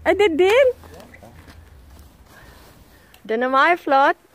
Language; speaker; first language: Danish; non-native, learner; Filipino